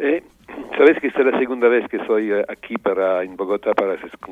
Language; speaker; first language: Spanish; non-native, learner; French